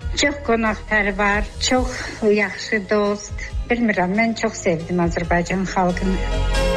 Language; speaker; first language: Azerbaijani; non-native, fluent; Georgian